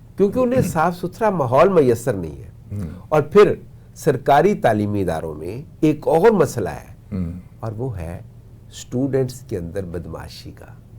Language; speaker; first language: Urdu; non-native, local second language; Punjabi